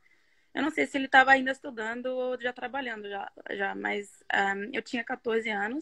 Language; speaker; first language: Portuguese; non-native, fluent; Norwegian